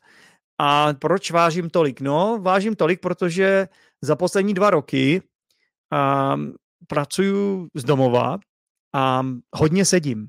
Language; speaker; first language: Czech; native; Czech